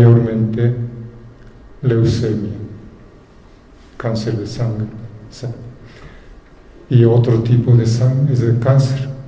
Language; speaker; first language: Spanish; non-native, fluent; Japanese